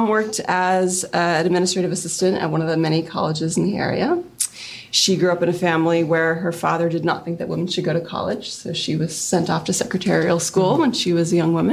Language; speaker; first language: English; native; English